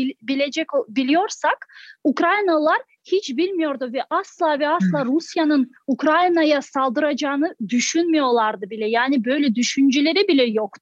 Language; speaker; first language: Turkish; non-native, fluent; Crimean Tatar